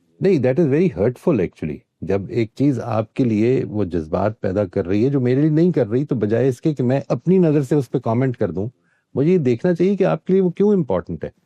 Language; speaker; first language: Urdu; native; Urdu